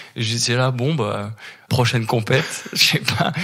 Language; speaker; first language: French; native; French